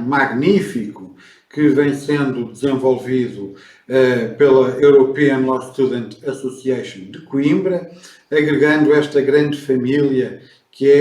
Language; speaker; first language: Portuguese; native; Portuguese